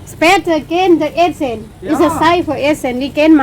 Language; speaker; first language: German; non-native, learner; Thai